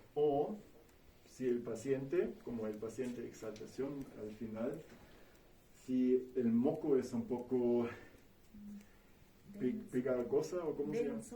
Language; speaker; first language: Spanish; non-native, fluent; German